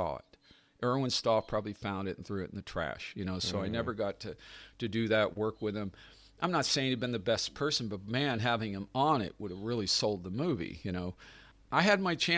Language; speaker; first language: English; native; English